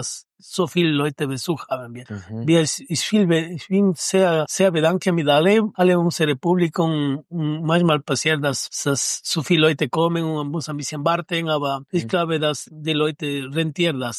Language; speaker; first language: German; non-native, learner; Spanish